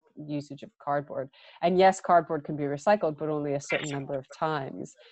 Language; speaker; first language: English; native; English